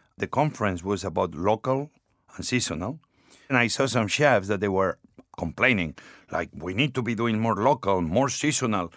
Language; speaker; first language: English; non-native, fluent; Spanish